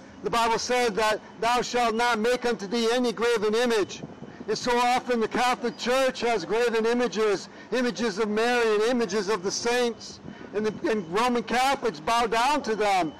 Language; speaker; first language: English; native; English